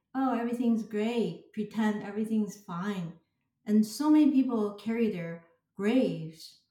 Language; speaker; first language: English; non-native, fluent; Chinese